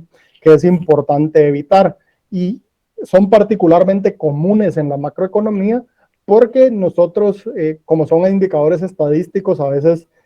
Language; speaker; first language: Spanish; native; Spanish